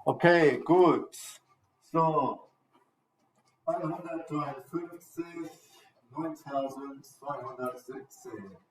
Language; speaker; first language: German; non-native, fluent; English